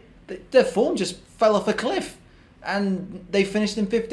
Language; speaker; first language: English; native; English